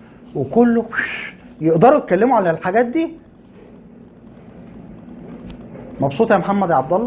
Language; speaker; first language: Arabic; native; Arabic